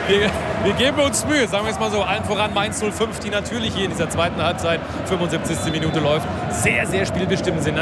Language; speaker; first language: German; native; German